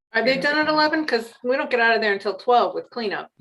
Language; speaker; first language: English; native; English